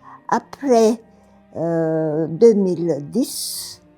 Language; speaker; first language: French; non-native, fluent; Bulgarian